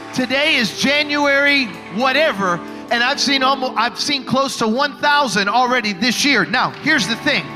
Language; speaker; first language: English; early bilingual, other home language; Spanish